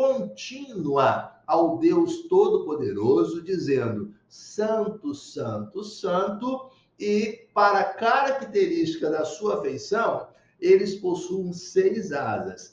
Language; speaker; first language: Portuguese; native; Portuguese